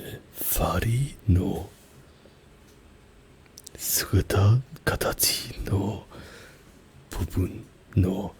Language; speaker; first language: Japanese; non-native, learner; German